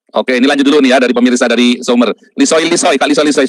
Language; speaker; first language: Indonesian; native; Indonesian